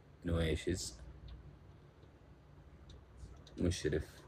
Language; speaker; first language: Arabic; native; Arabic